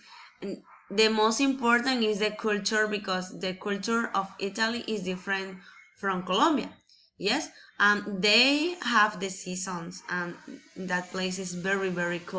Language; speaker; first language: English; non-native, learner; Spanish